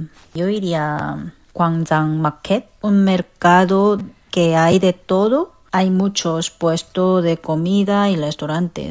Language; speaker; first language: Spanish; non-native, fluent; Korean